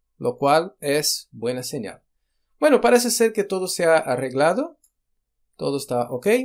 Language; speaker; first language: Spanish; non-native, fluent; Portuguese